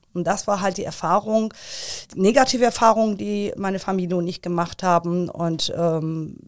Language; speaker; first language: German; early bilingual, other home language; Persian